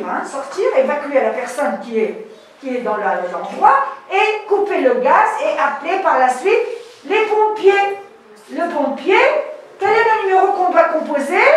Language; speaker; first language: French; non-native, local second language; Arabic